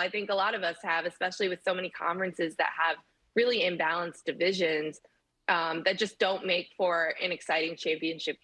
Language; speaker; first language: English; native; English